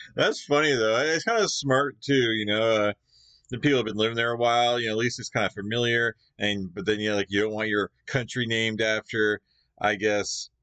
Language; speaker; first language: English; native; English